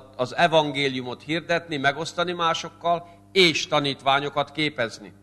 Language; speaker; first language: Hungarian; native; Hungarian